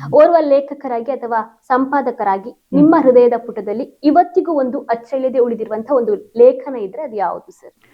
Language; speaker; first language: Kannada; native; Kannada